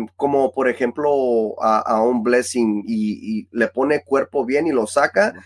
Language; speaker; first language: Spanish; early bilingual, heritage; Spanish